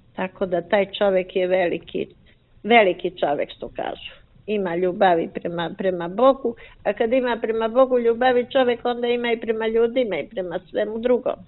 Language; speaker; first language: Serbian; native; Serbian